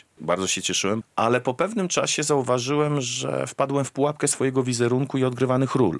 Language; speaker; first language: Polish; native; Polish